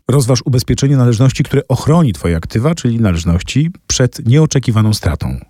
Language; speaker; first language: Polish; native; Polish